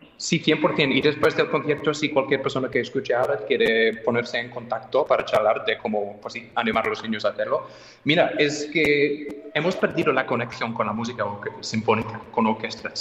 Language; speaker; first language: Spanish; non-native, fluent; English